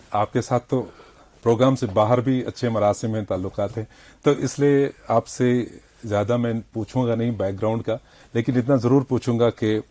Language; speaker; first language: Hindi; non-native, local second language; Kashmiri